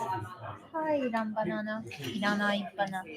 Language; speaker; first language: Japanese; non-native, fluent; Chinese